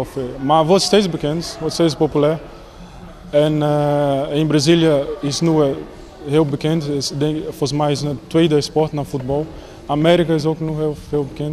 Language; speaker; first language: Dutch; non-native, fluent; Portuguese